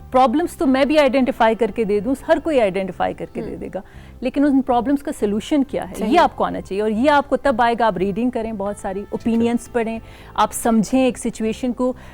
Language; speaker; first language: Urdu; non-native, local second language; Khowar